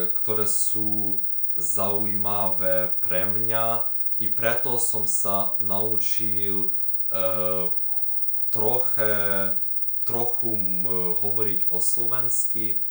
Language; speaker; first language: Slovak; non-native, learner; Ukrainian